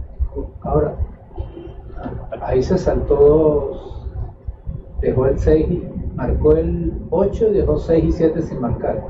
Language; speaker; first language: Spanish; native; Spanish